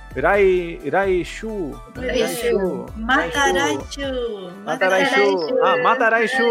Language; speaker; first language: Japanese; non-native, learner; Spanish